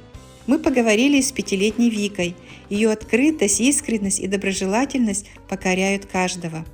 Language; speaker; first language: Russian; native; Russian